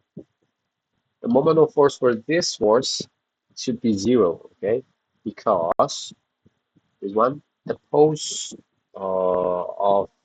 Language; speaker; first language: English; non-native, fluent; Indonesian